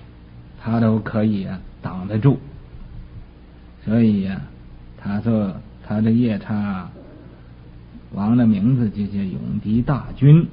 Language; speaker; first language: Chinese; native; Chinese